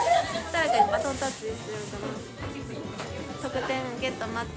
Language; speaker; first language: Japanese; native; Japanese